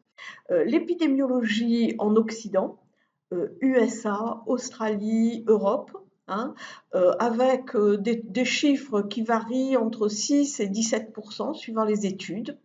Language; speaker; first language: French; native; French